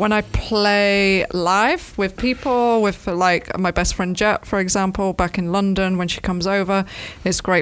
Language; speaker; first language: English; native; English